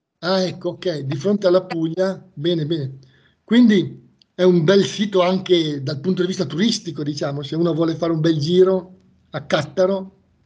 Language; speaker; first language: Italian; native; Italian